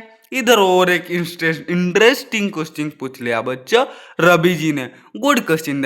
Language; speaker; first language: Hindi; native; Hindi